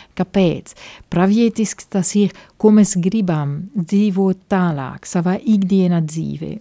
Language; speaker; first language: Latvian; non-native, fluent; Italian